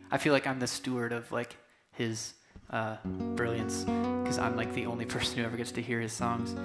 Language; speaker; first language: English; native; English